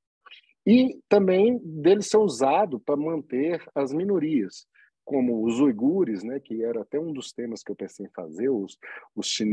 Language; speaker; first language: Portuguese; native; Portuguese